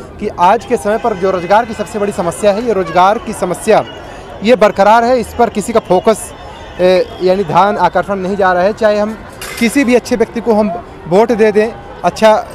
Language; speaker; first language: Hindi; native; Hindi